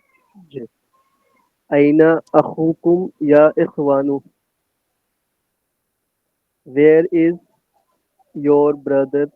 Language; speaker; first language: Arabic; non-native, learner; Urdu